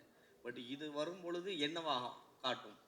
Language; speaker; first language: Tamil; native; Tamil